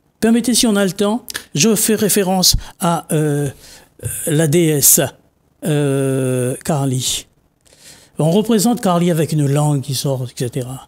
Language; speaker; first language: French; non-native, local second language; Réunion Creole French